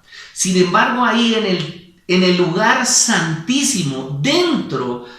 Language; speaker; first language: Spanish; native; Spanish